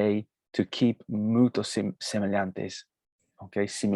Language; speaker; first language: Portuguese; non-native, fluent; Spanish